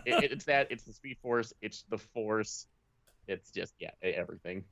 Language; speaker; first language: English; native; English